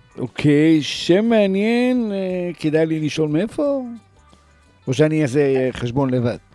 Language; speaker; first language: Hebrew; native; Hebrew